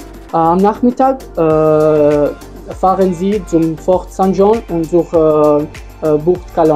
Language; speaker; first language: German; non-native, learner; Italian